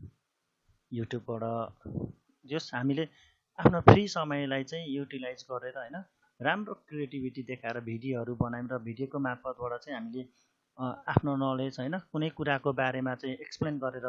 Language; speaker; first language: Nepali; native; Nepali